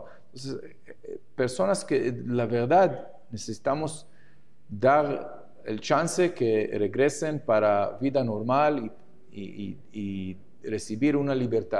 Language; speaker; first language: Spanish; non-native, fluent; Hebrew